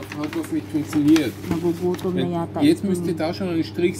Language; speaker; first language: German; native; German